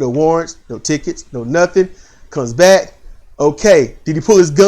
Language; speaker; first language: English; native; English